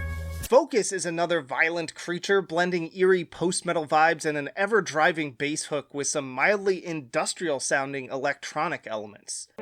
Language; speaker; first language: English; native; English